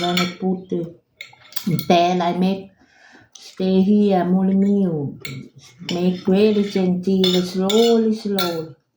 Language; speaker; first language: English; non-native, learner; Thai